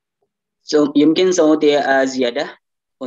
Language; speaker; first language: Arabic; non-native, learner; Indonesian